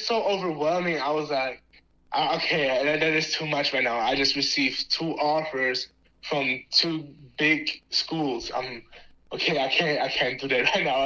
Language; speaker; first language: English; non-native, fluent; German